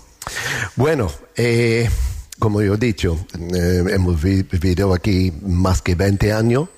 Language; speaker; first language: Spanish; non-native, learner; English